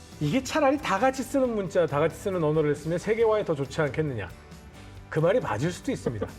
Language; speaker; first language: Korean; native; Korean